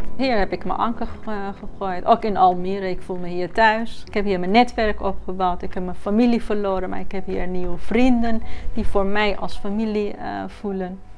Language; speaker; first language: Dutch; non-native, fluent; Persian